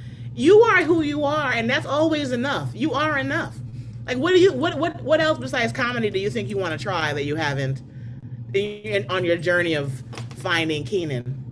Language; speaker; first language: English; native; English